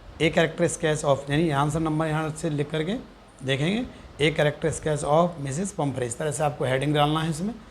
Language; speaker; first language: Hindi; native; Hindi